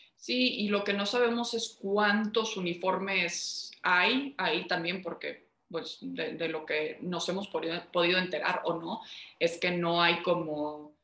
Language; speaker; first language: Spanish; early bilingual, heritage; Spanish